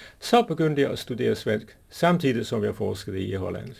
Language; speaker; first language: Danish; non-native, fluent; English